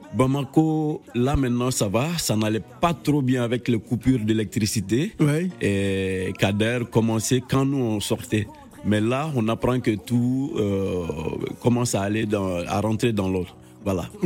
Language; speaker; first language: French; non-native, local second language; Bambara